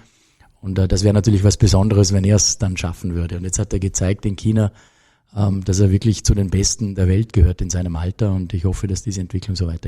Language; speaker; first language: German; native; German